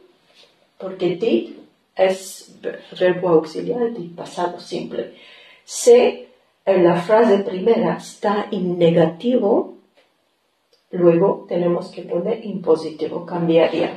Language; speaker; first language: Spanish; non-native, fluent; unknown